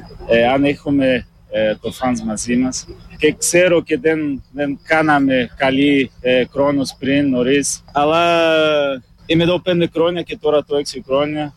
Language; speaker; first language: Greek; non-native, learner; Portuguese